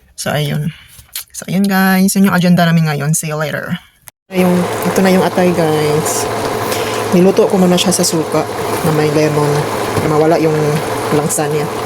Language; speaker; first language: Filipino; non-native, local second language; Cebuano